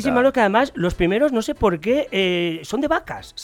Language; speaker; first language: Spanish; native; Spanish